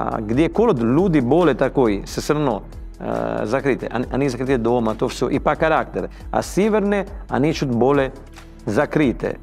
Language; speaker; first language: Russian; non-native, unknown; Italian